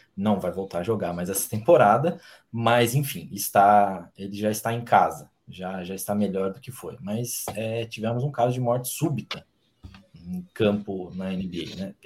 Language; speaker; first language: Portuguese; native; Portuguese